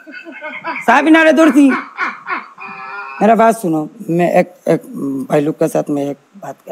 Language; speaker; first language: Hindi; non-native, learner; Bangla